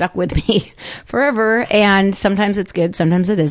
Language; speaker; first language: English; native; English